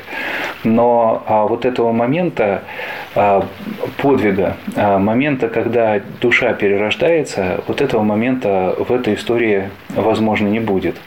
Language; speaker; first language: Russian; native; Russian